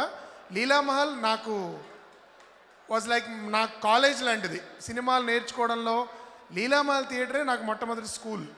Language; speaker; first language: Telugu; native; Telugu